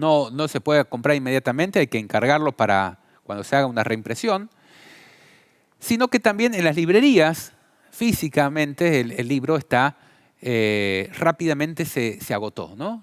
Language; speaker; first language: Spanish; native; Spanish